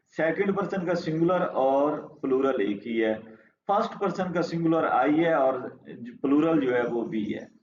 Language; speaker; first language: Urdu; non-native, local second language; Punjabi